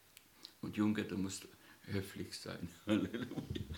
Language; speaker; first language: German; non-native, fluent; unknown